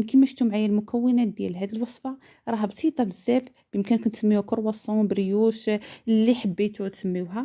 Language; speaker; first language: Arabic; native; Arabic